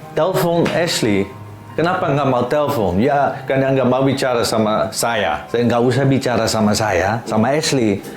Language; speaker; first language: Indonesian; non-native, fluent; Dutch